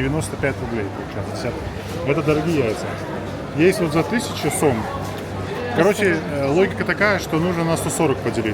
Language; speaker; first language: Russian; native; Russian